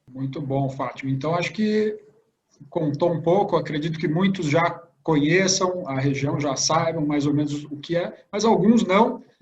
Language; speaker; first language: Portuguese; native; Portuguese